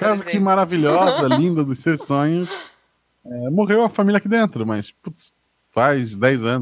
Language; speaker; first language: Portuguese; native; Portuguese